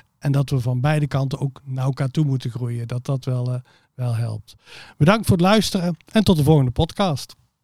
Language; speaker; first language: Dutch; native; Dutch